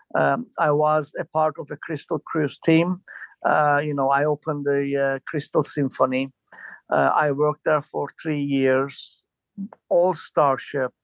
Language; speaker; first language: English; non-native, fluent; Turkish